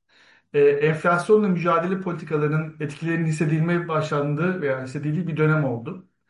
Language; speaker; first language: Turkish; native; Turkish